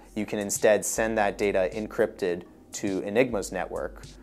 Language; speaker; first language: English; native; English